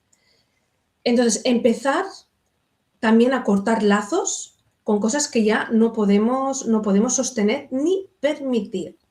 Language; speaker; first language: Spanish; native; Spanish